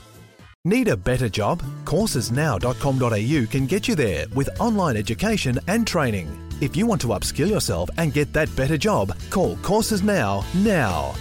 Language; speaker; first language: English; native; English